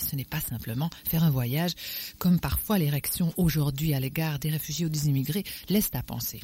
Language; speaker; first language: French; native; French